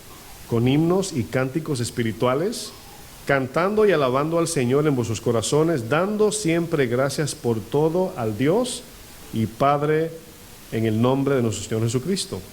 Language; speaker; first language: Spanish; native; Spanish